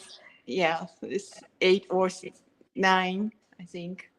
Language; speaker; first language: English; non-native, learner; Japanese